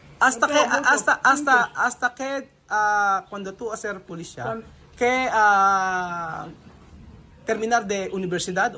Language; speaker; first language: Spanish; non-native, learner; Filipino